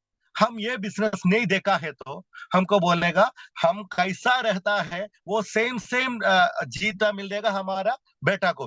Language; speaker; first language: Hindi; non-native, local second language; Malayalam